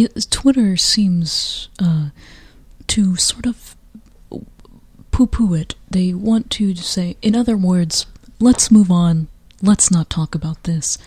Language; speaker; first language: English; native; English